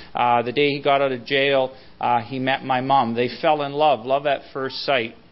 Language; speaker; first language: English; native; English